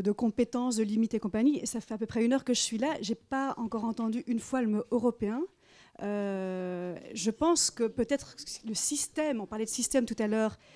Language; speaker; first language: French; native; French